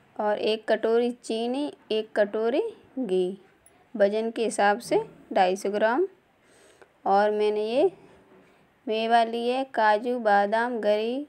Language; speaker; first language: Hindi; native; Hindi